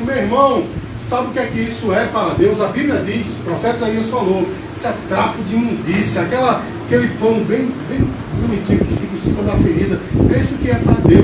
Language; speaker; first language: Portuguese; native; Portuguese